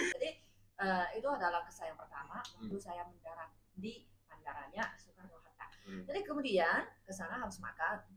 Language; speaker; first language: Indonesian; non-native, fluent; Chinese